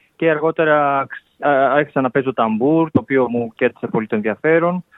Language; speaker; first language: Greek; native; Greek